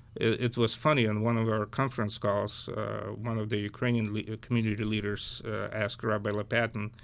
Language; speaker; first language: English; early bilingual, other home language; Ukrainian